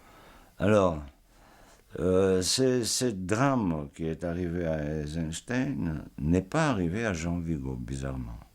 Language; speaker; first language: French; non-native, fluent; Georgian